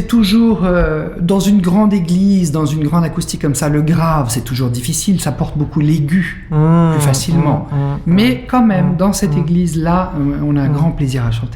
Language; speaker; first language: French; native; French